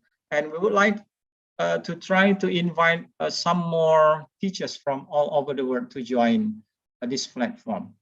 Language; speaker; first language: English; non-native, fluent; Indonesian